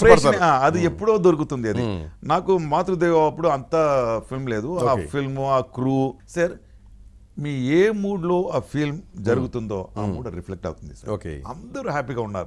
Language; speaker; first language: Telugu; non-native, learner; Tamil